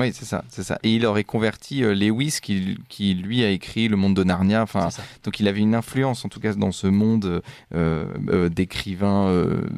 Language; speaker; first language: French; native; French